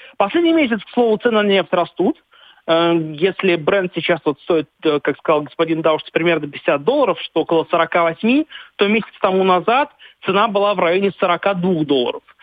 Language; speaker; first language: Russian; native; Russian